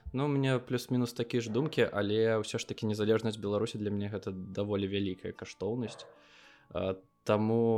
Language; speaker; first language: Belarusian; non-native, local second language; Russian